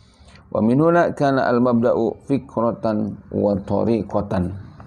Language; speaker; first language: Arabic; non-native, fluent; Indonesian